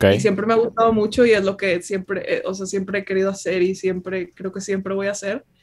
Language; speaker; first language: Spanish; native; Spanish